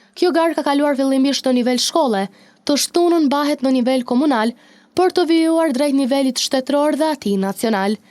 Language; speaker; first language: Albanian; native; Albanian